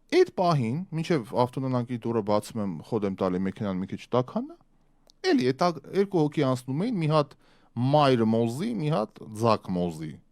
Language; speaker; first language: Armenian; early bilingual, other home language; Russian